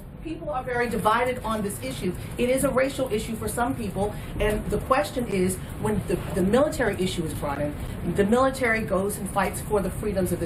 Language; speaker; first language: English; native; English